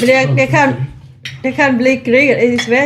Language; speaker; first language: Swedish; non-native, fluent; Vietnamese